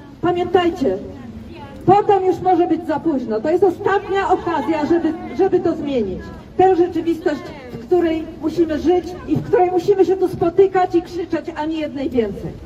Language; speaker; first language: Polish; native; Polish